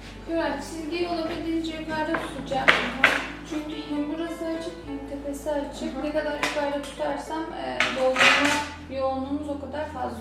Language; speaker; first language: Turkish; native; Turkish